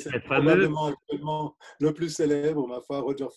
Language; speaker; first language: French; native; French